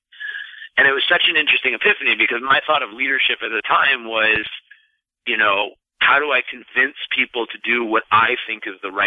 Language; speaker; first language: English; native; English